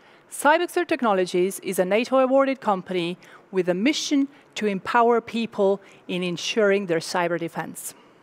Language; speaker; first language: English; non-native, fluent; Estonian